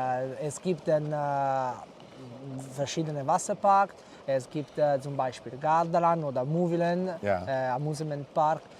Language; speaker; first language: German; non-native, learner; Italian